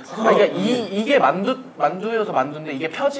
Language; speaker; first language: Korean; native; Korean